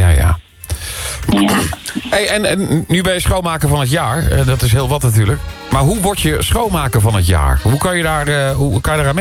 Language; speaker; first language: Dutch; native; Dutch